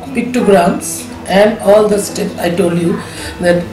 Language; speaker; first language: English; non-native, local second language; Bangla